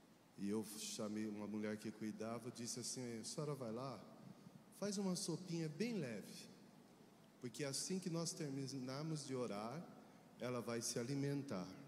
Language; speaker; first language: Portuguese; native; Portuguese